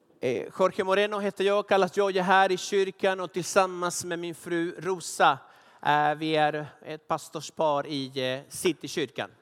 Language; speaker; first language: Swedish; non-native, fluent; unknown